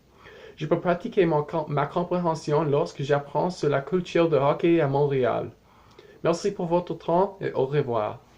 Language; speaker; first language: French; non-native, learner; English